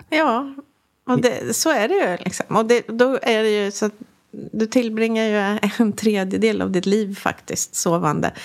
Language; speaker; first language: Swedish; native; Swedish